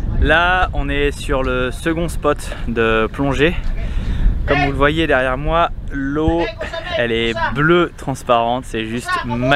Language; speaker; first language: French; native; French